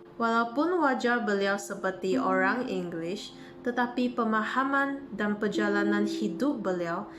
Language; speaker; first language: Malay; non-native, local second language; Chinese